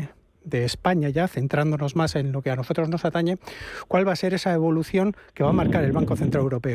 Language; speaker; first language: Spanish; native; Spanish